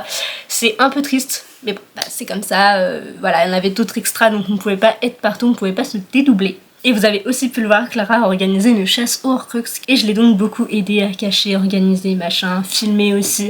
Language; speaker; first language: French; native; French